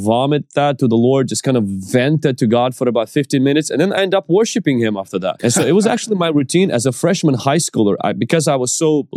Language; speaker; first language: English; non-native, fluent; Ukrainian